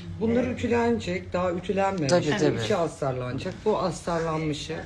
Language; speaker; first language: Turkish; native; Turkish